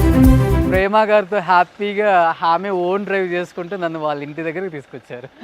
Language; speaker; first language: Telugu; native; Telugu